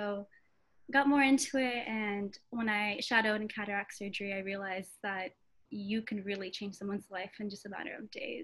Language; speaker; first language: English; native; English